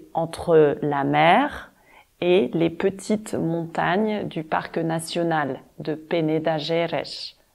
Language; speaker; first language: French; native; French